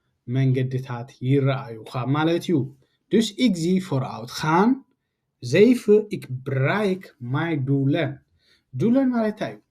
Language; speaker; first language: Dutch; non-native, learner; Tigrinya